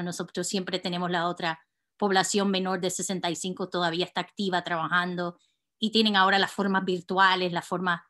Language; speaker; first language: Spanish; native; Spanish